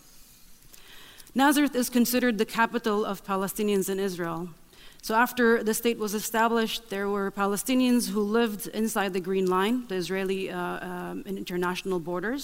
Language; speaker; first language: English; non-native, fluent; Arabic